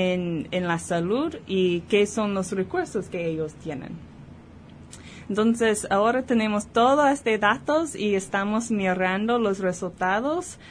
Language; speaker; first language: Spanish; early bilingual, heritage; Spanish